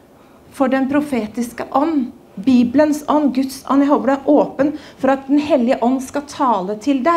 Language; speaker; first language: Norwegian; native; Norwegian